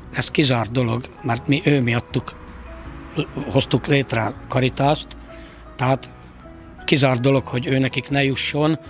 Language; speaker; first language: Hungarian; native; Hungarian